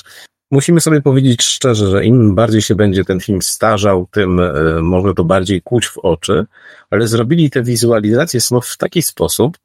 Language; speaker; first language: Polish; native; Polish